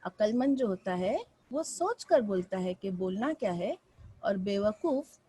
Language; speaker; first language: Hindi; non-native, local second language; Marathi